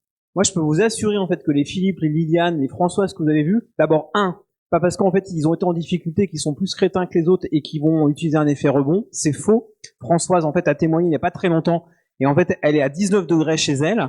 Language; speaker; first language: French; native; French